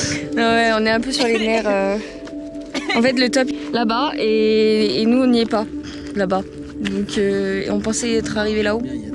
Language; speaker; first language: French; native; French